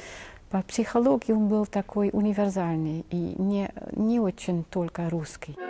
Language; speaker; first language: Russian; non-native, fluent; Dutch